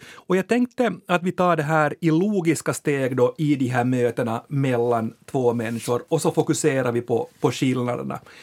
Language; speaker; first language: Swedish; native; Swedish